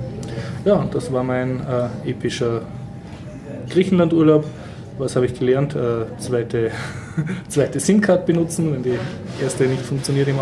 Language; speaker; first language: German; native; German